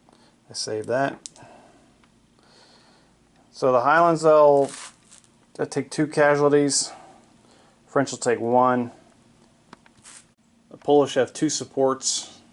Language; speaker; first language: English; native; English